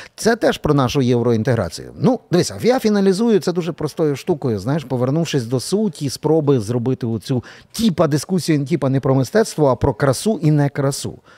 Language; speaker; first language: Ukrainian; native; Ukrainian